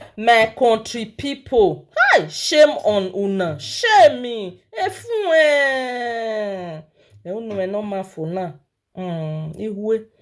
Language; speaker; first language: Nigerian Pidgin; non-native, local second language; Yoruba